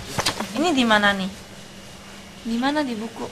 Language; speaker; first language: Indonesian; native; Indonesian